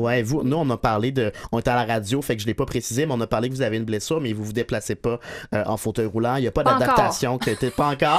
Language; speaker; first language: French; native; French